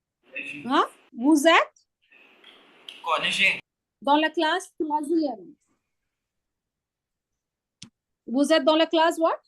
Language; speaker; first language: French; non-native, learner; Hindi